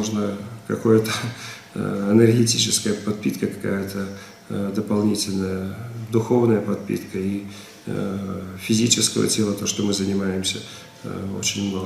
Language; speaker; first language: Russian; native; Russian